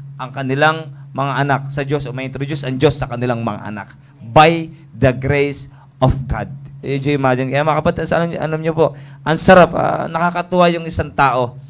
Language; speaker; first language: Filipino; native; Filipino